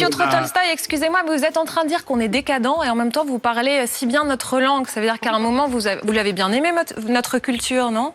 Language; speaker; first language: French; native; French